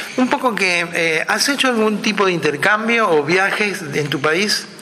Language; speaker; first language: Spanish; native; Spanish